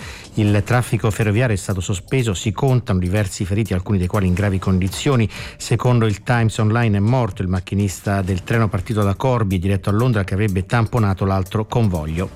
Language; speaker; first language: Italian; native; Italian